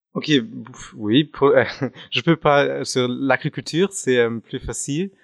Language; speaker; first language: French; non-native, fluent; German